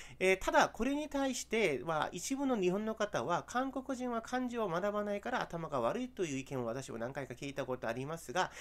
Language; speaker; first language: Japanese; non-native, fluent; Korean